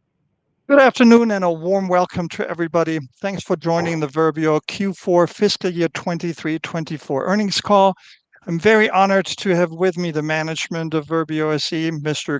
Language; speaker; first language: English; non-native, fluent; German